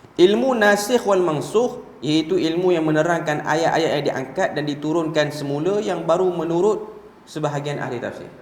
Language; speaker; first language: Malay; native; Malay